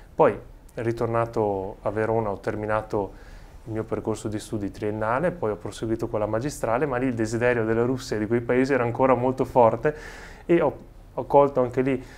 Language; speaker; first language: Italian; native; Italian